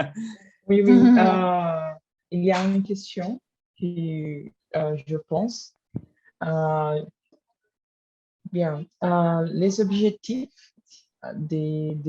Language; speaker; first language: French; non-native, learner; Portuguese